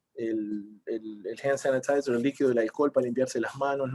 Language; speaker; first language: Spanish; early bilingual, other home language; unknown